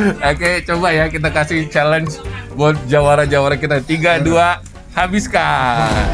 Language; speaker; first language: Indonesian; native; Indonesian